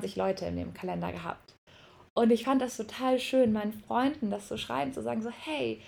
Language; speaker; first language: German; native; German